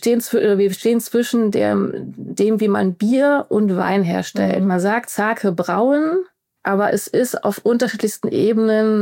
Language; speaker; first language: German; native; German